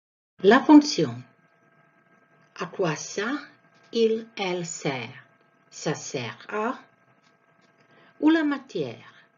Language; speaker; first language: French; non-native, fluent; Croatian